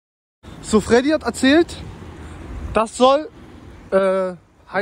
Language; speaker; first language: German; native; German